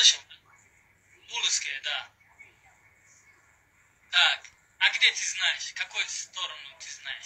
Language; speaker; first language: Russian; non-native, learner; Uzbek